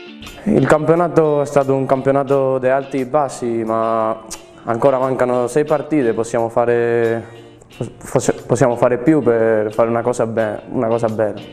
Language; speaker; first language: Italian; non-native, fluent; Spanish